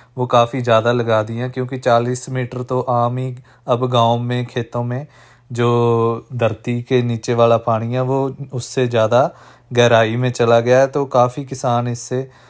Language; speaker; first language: Hindi; non-native, local second language; Punjabi